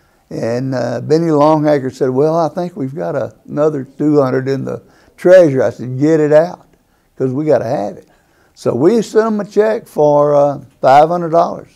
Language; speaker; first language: English; native; English